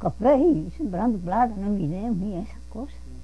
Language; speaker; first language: Spanish; native; Spanish